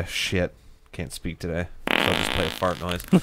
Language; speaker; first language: English; native; English